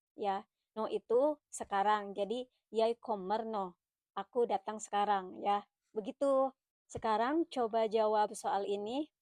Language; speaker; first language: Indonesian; native; Indonesian